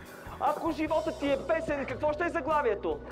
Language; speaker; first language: Bulgarian; native; Bulgarian